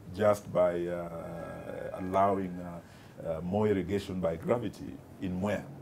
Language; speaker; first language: English; non-native, local second language; Luyia